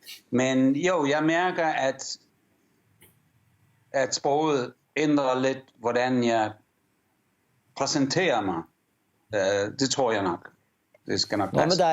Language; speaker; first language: Danish; early bilingual, heritage; English